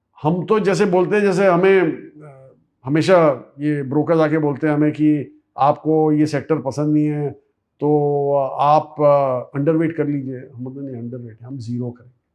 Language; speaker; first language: Hindi; non-native, local second language; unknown